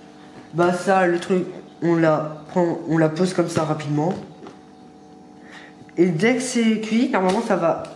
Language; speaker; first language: French; native; French